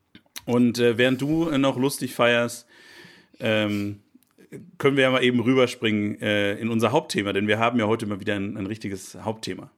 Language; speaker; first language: German; native; German